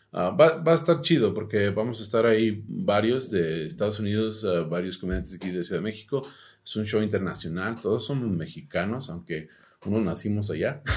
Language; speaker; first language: Spanish; early bilingual, heritage; Spanish